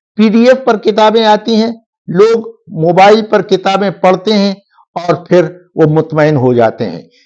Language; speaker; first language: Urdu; non-native, local second language; Pashto